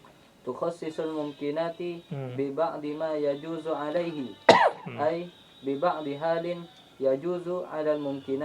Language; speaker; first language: Arabic; non-native, learner; Malay